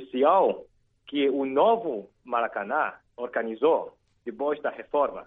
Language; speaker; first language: Portuguese; non-native, fluent; Chinese